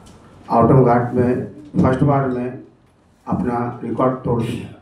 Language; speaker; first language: Hindi; native; Hindi